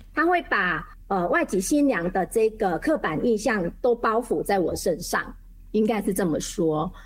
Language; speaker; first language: Chinese; non-native, fluent; Vietnamese